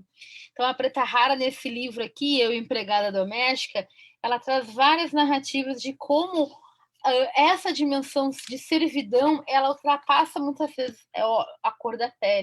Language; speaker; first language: Portuguese; native; Portuguese